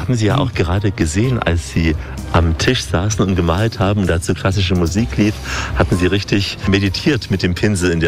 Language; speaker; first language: German; native; German